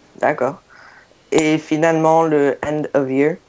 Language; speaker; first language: French; non-native, fluent; English